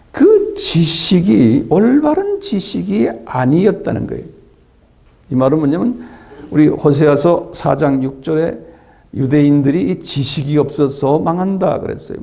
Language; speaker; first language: Korean; native; Korean